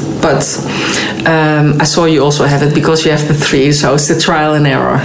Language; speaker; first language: English; non-native, fluent; Dutch